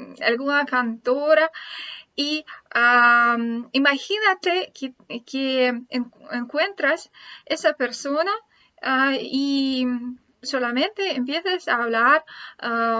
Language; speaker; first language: Spanish; non-native, fluent; Russian